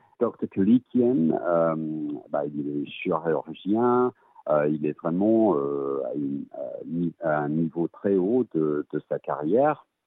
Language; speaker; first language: French; early bilingual, heritage; English